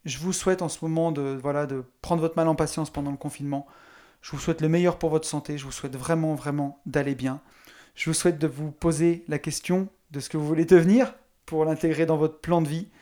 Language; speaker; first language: French; native; French